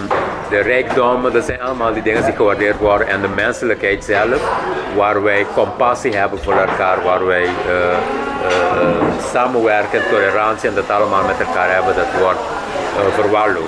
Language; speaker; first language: Dutch; non-native, local second language; Papiamento